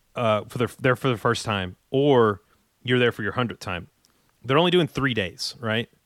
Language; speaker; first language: English; native; English